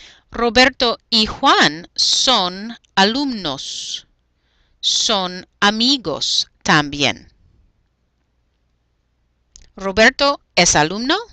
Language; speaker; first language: Spanish; non-native, fluent; English